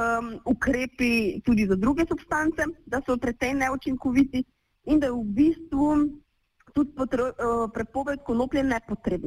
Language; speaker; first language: Slovenian; native; Slovenian